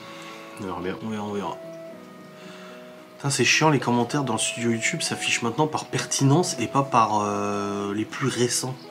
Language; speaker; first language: French; native; French